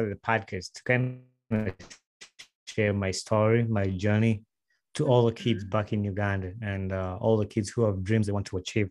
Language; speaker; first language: English; non-native, local second language; Ganda